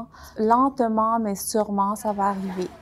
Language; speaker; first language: French; early bilingual, other home language; Persian